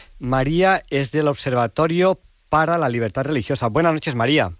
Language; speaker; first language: Spanish; native; Spanish